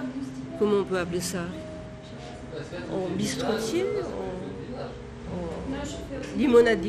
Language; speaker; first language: French; native; French